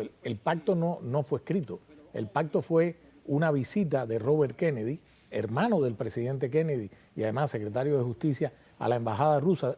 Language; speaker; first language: Spanish; native; Spanish